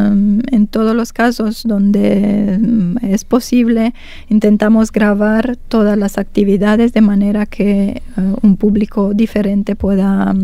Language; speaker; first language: Spanish; non-native, fluent; Romanian